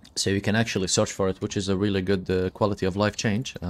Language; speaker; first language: English; non-native, fluent; Arabic